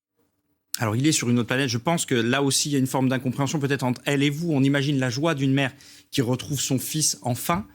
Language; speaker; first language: French; native; French